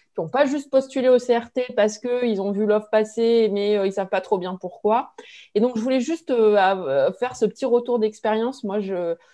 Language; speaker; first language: French; native; French